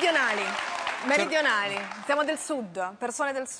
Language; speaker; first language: Italian; native; Italian